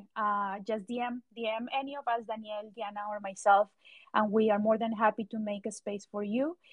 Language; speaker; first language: English; non-native, fluent; Spanish